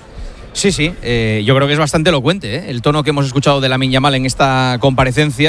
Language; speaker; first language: Spanish; native; Spanish